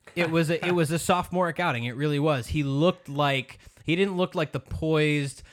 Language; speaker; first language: English; native; English